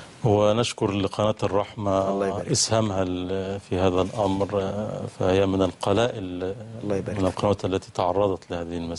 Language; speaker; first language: Arabic; native; Arabic